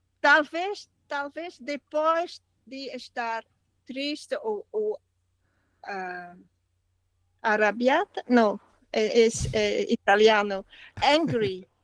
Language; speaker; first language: Portuguese; non-native, learner; Dutch